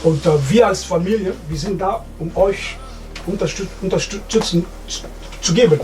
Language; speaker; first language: German; non-native, fluent; French